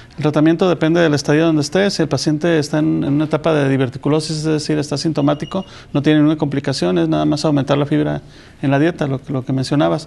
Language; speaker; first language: Spanish; native; Spanish